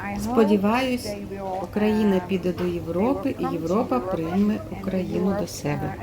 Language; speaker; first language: Ukrainian; non-native, learner; Dutch